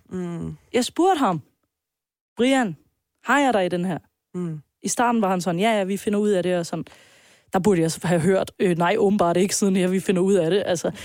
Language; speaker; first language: Danish; early bilingual, other home language; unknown